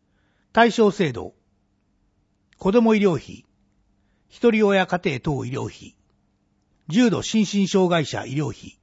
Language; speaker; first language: Japanese; native; Japanese